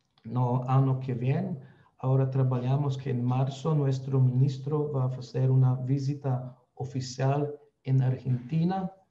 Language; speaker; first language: Spanish; non-native, fluent; Slovenian